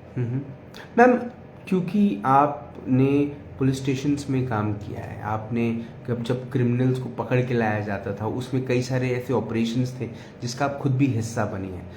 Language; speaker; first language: Hindi; native; Hindi